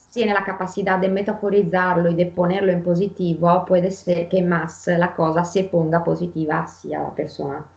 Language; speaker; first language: Spanish; non-native, fluent; Italian